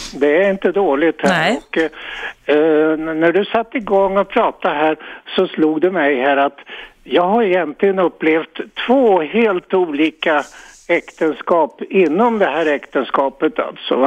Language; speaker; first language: Swedish; native; Swedish